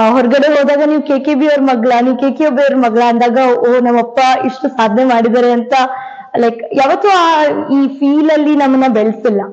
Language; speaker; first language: Kannada; native; Kannada